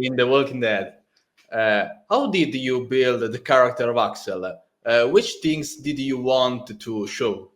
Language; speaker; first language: English; non-native, learner; Italian